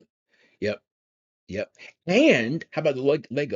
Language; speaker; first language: English; native; English